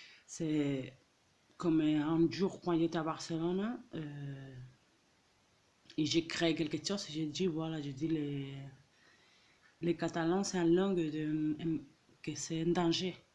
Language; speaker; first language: French; non-native, fluent; Catalan